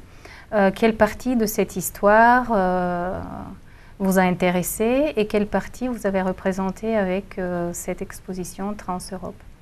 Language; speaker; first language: French; non-native, fluent; Bulgarian